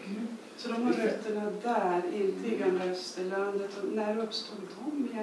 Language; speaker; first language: Swedish; non-native, fluent; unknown